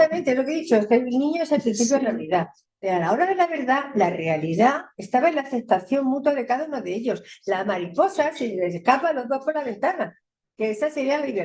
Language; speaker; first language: Spanish; native; Spanish